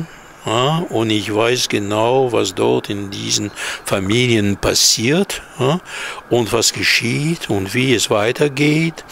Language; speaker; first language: German; non-native, fluent; Hebrew